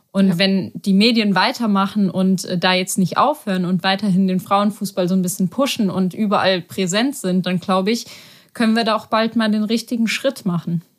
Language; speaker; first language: German; native; German